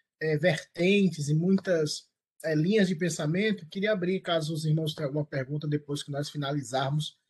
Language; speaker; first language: Portuguese; native; Portuguese